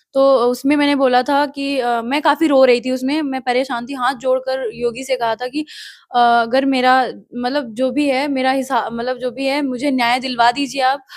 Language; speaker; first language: Hindi; native; Hindi